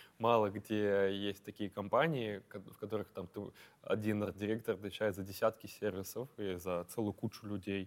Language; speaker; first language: Russian; native; Russian